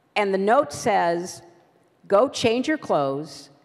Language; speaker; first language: English; native; English